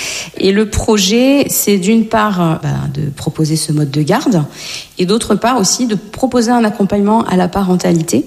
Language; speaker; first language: French; native; French